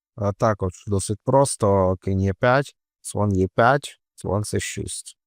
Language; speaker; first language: Ukrainian; non-native, local second language; Russian